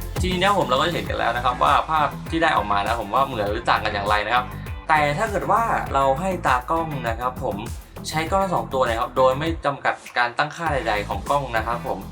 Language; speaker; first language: Thai; native; Thai